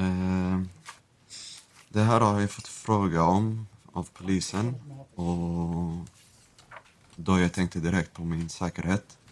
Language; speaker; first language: Swedish; non-native, fluent; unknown